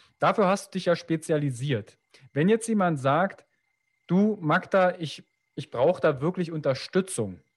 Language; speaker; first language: German; native; German